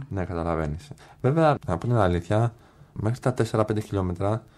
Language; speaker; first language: Greek; native; Greek